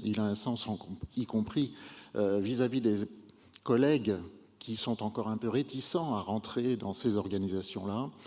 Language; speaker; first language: French; native; French